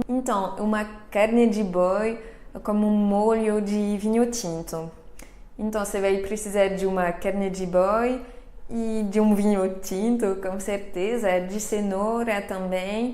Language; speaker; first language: Portuguese; non-native, fluent; French